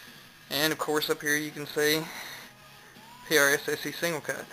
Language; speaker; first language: English; native; English